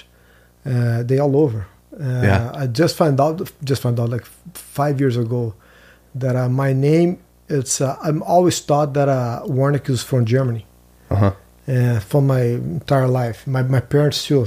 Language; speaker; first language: English; non-native, fluent; Portuguese